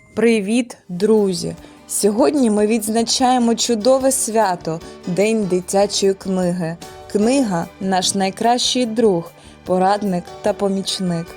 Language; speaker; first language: Ukrainian; native; Ukrainian